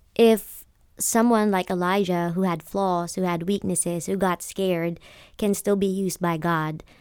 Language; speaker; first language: English; non-native, local second language; Filipino